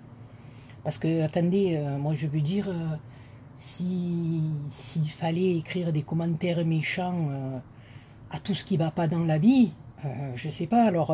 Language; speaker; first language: French; native; French